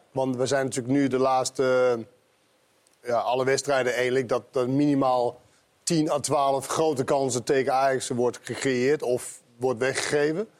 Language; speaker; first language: Dutch; native; Dutch